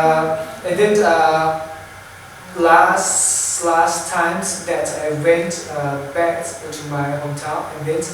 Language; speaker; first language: English; non-native, learner; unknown